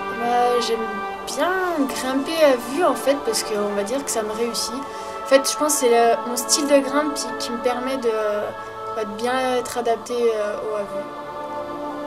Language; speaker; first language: French; native; French